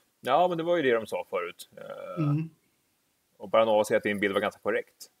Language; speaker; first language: Swedish; native; Swedish